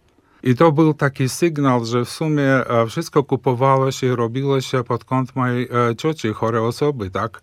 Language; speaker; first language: Polish; early bilingual, heritage; Polish